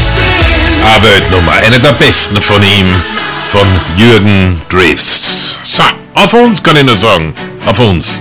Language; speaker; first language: German; native; German